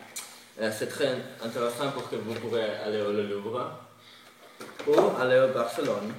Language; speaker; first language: French; non-native, learner; English